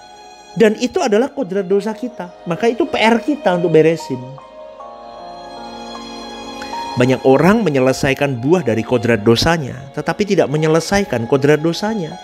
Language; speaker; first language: Indonesian; native; Indonesian